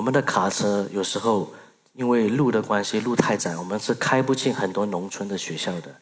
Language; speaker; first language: Chinese; early bilingual, other home language; Burmese